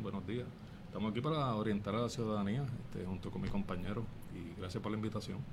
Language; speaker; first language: Spanish; native; Spanish